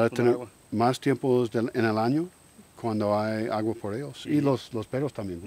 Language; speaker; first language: Spanish; non-native, learner; English